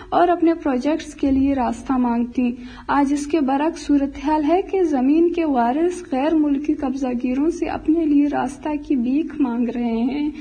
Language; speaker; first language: Urdu; non-native, local second language; Baluchi